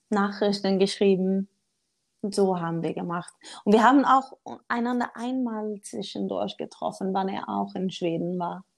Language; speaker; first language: German; non-native, learner; Swedish